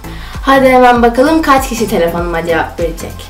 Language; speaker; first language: Turkish; native; Turkish